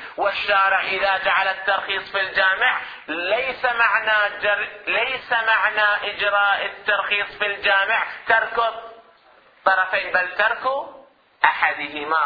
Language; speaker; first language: Arabic; native; Arabic